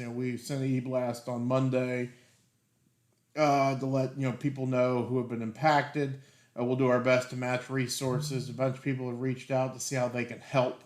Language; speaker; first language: English; native; English